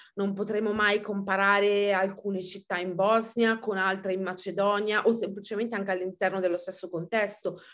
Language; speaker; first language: Italian; native; Italian